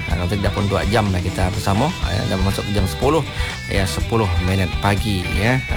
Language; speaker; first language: Malay; non-native, local second language; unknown